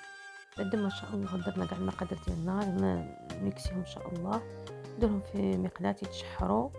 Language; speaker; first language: Arabic; native; Arabic